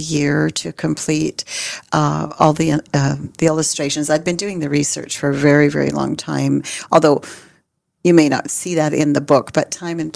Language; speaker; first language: English; native; English